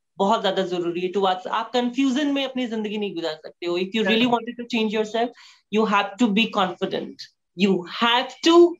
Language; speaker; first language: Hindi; native; Hindi